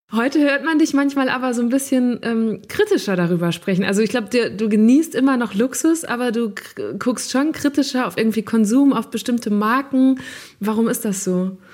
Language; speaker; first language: German; native; German